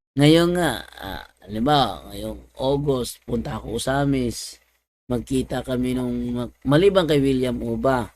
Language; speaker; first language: Filipino; non-native, local second language; Cebuano